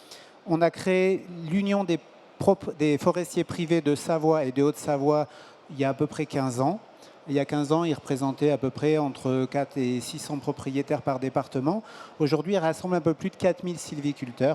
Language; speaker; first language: French; native; French